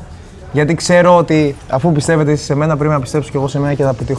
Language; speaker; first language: Greek; native; Greek